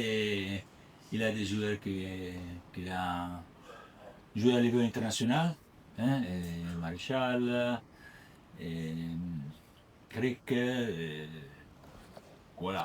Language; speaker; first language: French; non-native, learner; Italian